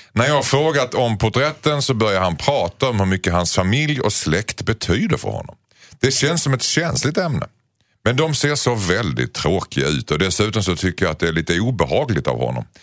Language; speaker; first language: Swedish; native; Swedish